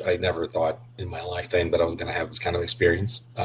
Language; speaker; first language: English; non-native, fluent; Portuguese